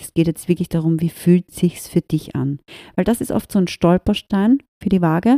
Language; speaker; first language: German; native; German